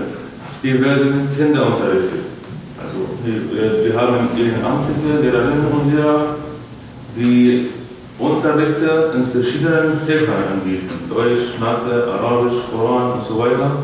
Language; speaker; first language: German; non-native, fluent; Arabic